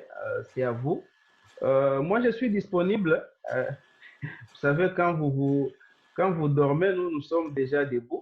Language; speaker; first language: French; non-native, local second language; Swahili